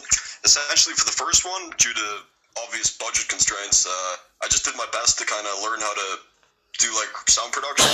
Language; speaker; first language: English; native; English